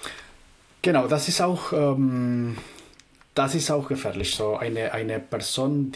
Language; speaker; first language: German; non-native, fluent; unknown